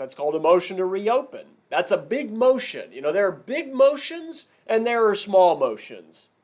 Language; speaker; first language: English; native; English